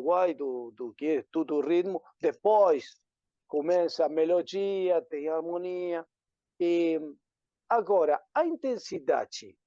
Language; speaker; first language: Portuguese; non-native, learner; Spanish